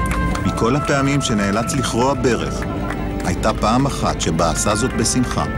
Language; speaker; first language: Hebrew; native; Hebrew